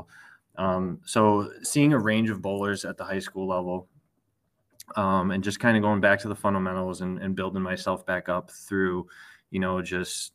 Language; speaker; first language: English; native; English